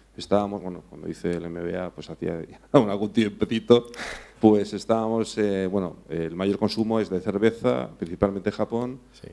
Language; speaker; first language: Spanish; non-native, fluent; English